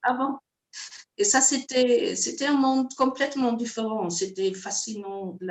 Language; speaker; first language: French; non-native, fluent; German